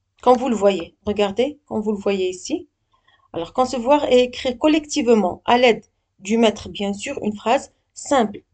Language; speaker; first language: French; non-native, local second language; Arabic